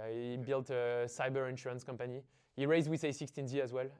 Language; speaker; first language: English; non-native, fluent; French